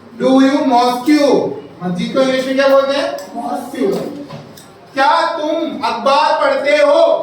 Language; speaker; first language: Hindi; native; Hindi